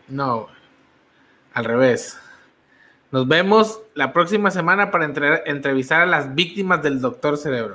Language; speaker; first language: Spanish; native; Spanish